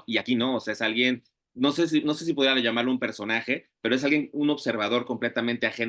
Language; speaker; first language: Spanish; native; Spanish